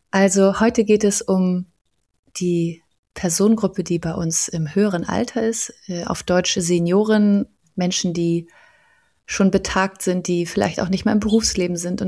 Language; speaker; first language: German; native; German